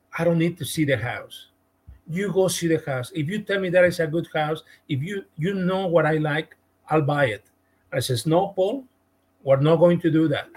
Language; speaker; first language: English; non-native, fluent; Spanish